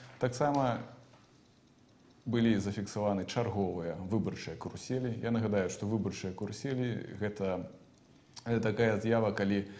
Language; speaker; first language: Belarusian; non-native, local second language; Russian